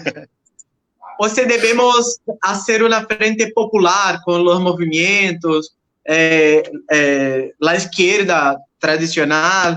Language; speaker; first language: Spanish; non-native, learner; Portuguese